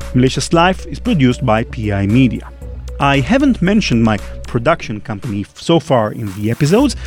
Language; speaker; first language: English; non-native, fluent; Hebrew